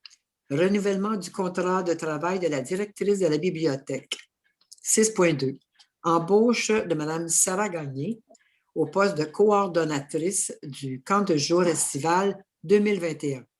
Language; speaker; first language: French; native; French